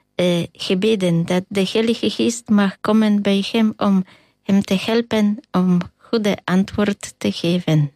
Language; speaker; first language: Dutch; non-native, learner; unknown